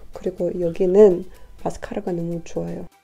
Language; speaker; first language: Korean; non-native, learner; Russian